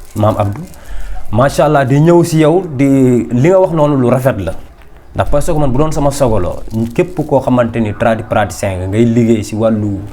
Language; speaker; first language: Wolof; native; Wolof